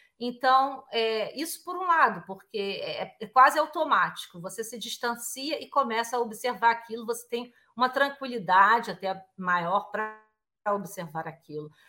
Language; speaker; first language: Portuguese; native; Portuguese